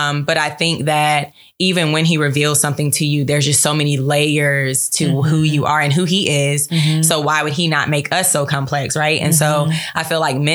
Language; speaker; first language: English; native; English